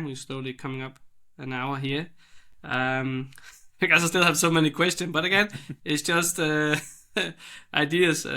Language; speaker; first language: English; non-native, fluent; Danish